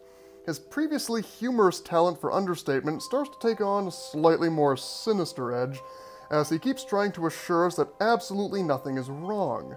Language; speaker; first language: English; native; English